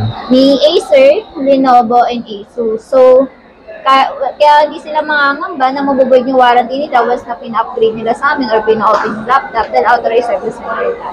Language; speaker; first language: Filipino; native; Filipino